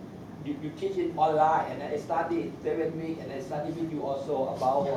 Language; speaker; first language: English; non-native, learner; Thai